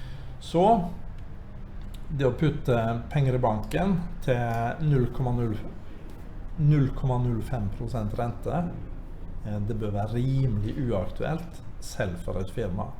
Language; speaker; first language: Norwegian; native; Norwegian